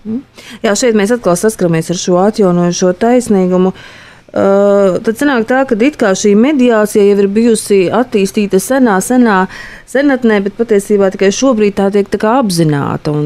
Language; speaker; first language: Latvian; native; Latvian